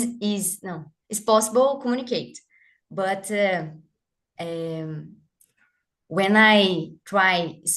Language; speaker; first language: English; non-native, learner; Portuguese